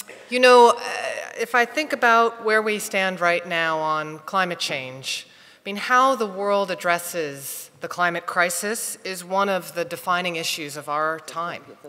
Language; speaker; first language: English; native; English